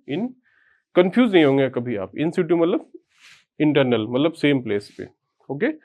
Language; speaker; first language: Hindi; native; Hindi